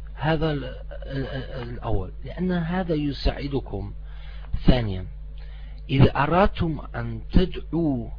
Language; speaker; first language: Arabic; non-native, fluent; German